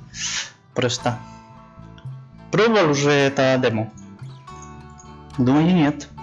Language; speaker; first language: Russian; non-native, learner; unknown